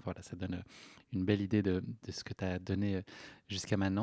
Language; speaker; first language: French; native; French